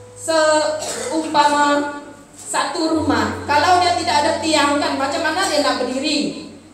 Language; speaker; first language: Malay; non-native, local second language; Iban